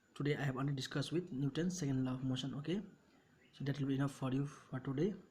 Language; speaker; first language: English; non-native, local second language; Nepali